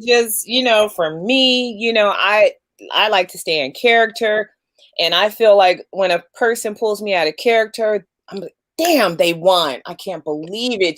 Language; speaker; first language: English; native; English